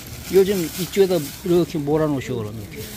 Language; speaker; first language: Korean; native; Korean